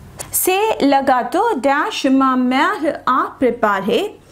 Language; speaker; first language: French; non-native, fluent; Hindi